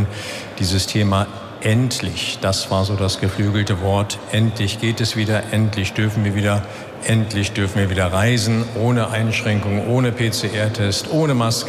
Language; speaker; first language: German; native; German